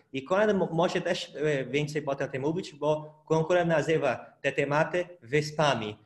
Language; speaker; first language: Polish; non-native, fluent; Portuguese